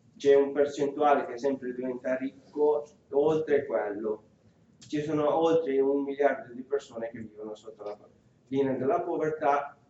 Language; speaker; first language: Italian; non-native, fluent; Urdu